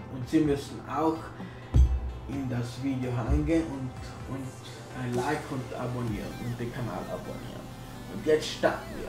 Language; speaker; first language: German; non-native, learner; Italian